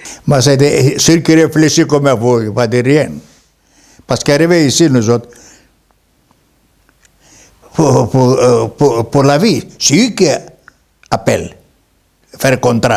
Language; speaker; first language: French; non-native, learner; Greek